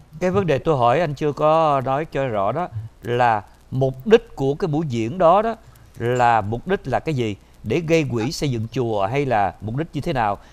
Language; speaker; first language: Vietnamese; native; Vietnamese